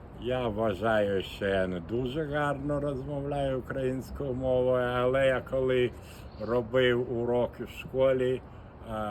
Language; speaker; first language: Ukrainian; non-native, local second language; Russian